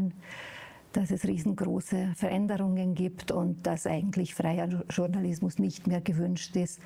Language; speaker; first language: German; non-native, fluent; Hungarian